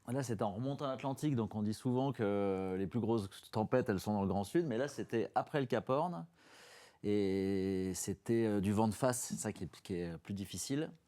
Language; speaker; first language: French; native; French